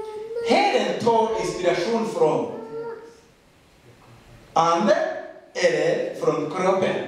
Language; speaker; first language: Swedish; non-native, learner; Rundi